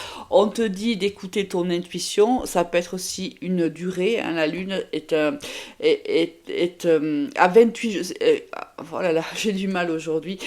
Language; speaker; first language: French; native; French